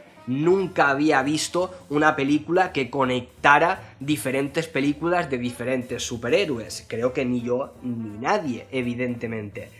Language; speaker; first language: Spanish; native; Spanish